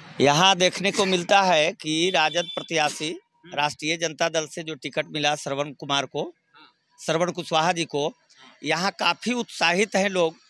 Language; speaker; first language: Hindi; native; Hindi